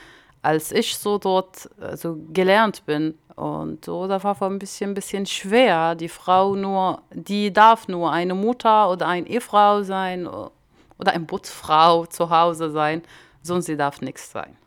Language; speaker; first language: German; non-native, learner; Arabic